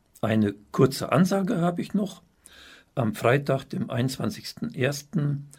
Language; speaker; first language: German; native; German